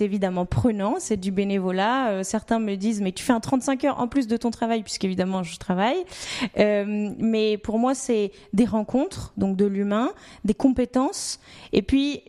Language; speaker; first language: French; native; French